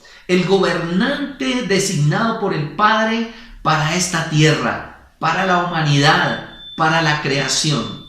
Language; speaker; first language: Spanish; native; Spanish